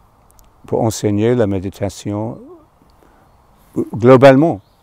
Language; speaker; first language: French; non-native, fluent; English